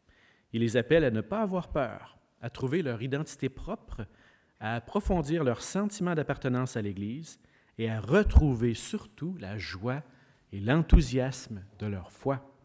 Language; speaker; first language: French; native; French